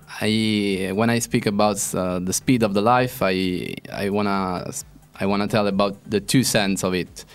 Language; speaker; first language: English; non-native, fluent; Italian